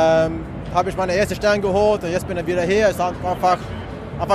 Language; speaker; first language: German; non-native, fluent; Swedish